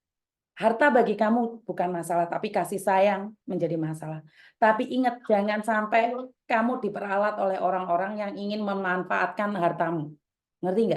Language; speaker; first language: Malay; non-native, local second language; Javanese